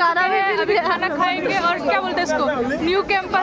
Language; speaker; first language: Hindi; non-native, local second language; Assamese